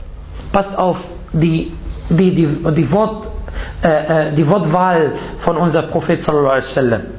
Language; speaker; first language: German; non-native, fluent; Arabic